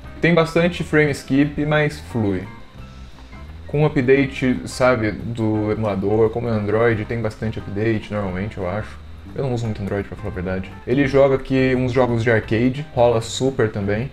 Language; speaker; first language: Portuguese; native; Portuguese